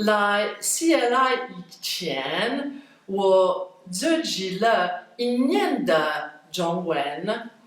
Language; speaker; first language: Chinese; non-native, learner; French